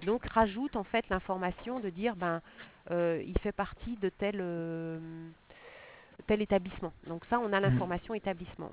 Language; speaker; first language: French; native; French